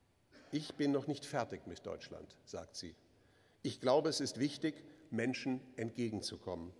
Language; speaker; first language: German; native; German